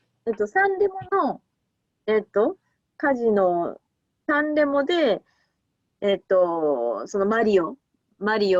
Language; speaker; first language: Japanese; native; Japanese